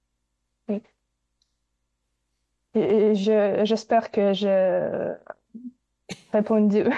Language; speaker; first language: French; non-native, fluent; Ukrainian